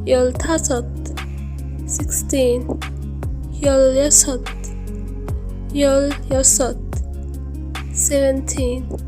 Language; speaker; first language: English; non-native, local second language; Hindi